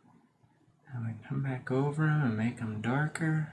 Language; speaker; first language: English; native; English